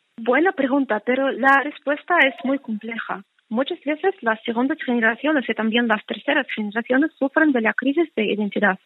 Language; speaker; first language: Spanish; non-native, fluent; Russian